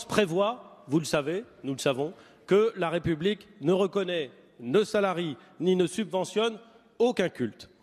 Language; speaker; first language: French; native; French